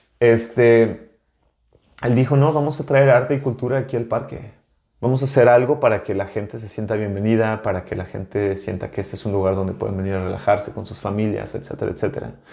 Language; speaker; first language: Spanish; native; Spanish